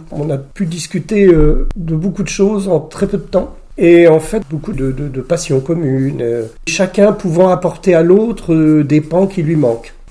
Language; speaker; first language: French; native; French